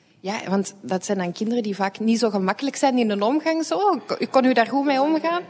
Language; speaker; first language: Dutch; native; Dutch